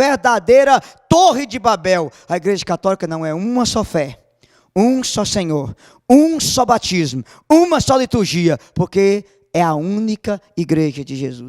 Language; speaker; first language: Portuguese; native; Portuguese